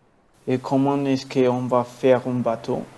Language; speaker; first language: French; non-native, learner; Spanish